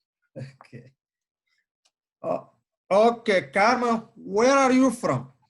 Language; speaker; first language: English; non-native, learner; Somali